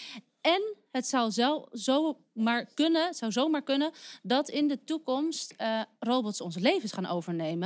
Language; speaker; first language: Dutch; native; Dutch